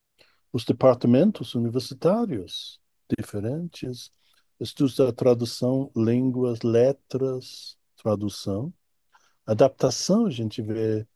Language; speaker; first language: Portuguese; non-native, fluent; English